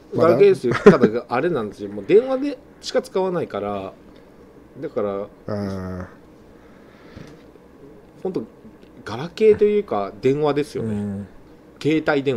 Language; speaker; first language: Japanese; native; Japanese